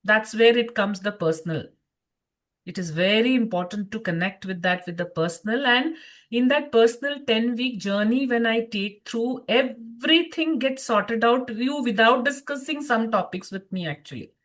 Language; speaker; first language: English; non-native, local second language; Kannada